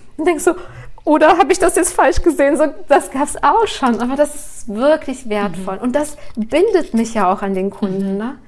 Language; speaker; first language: German; early bilingual, other home language; Russian